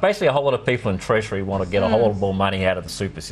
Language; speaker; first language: English; native; English